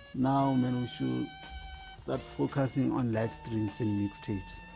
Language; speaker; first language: English; non-native, local second language; Northern Sotho